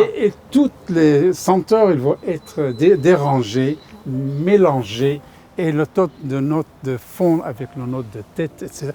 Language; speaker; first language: French; non-native, fluent; Arabic